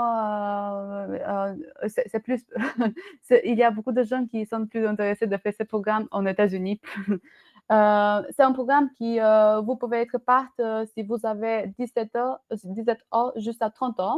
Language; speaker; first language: French; non-native, learner; Albanian